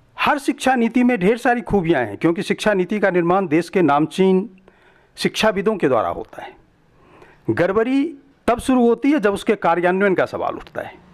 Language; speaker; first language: Hindi; native; Hindi